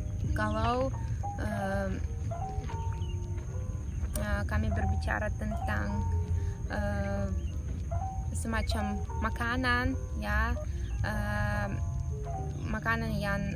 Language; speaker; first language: Indonesian; non-native, fluent; Russian